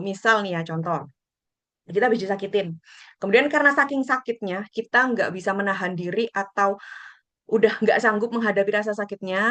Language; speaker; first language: Indonesian; native; Indonesian